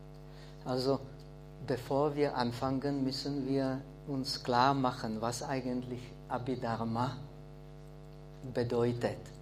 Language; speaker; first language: German; non-native, fluent; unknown